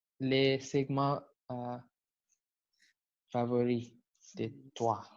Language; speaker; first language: French; non-native, learner; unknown